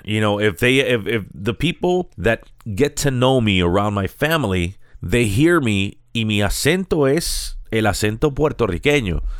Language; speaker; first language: English; native; English